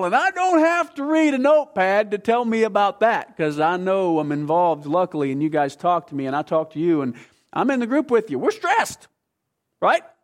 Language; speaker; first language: English; native; English